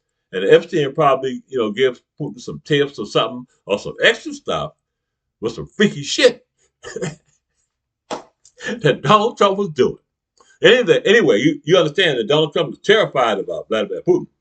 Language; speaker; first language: English; native; English